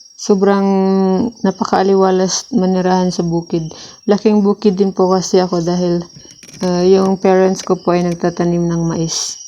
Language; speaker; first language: Filipino; non-native, local second language; Cebuano